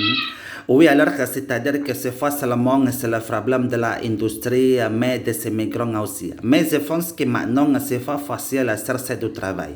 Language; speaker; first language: French; non-native, learner; Indonesian